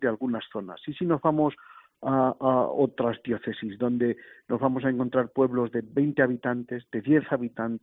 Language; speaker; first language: Spanish; native; Spanish